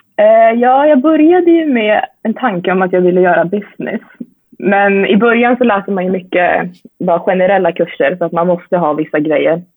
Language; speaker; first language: Swedish; native; Swedish